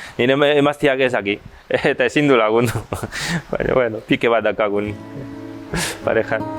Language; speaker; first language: Basque; early bilingual, other home language; Chinese